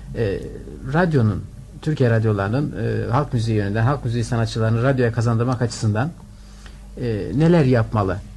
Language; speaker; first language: Turkish; native; Turkish